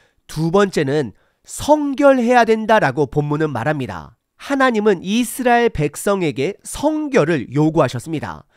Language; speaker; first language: Korean; native; Korean